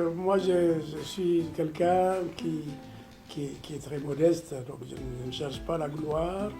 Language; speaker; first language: French; non-native, fluent; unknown